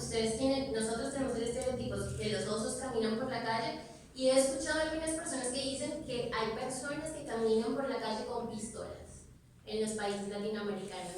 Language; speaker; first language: Spanish; native; Spanish